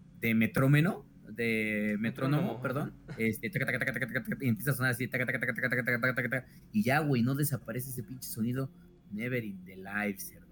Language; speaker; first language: Spanish; native; Spanish